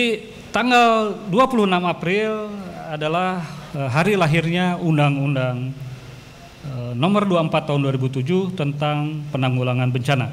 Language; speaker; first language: Indonesian; native; Indonesian